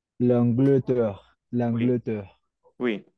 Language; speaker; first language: French; non-native, learner; Spanish